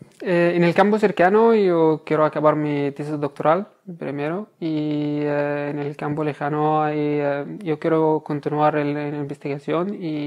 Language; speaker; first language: Spanish; non-native, fluent; Arabic